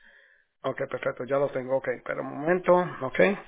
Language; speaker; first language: Spanish; early bilingual, heritage; Spanish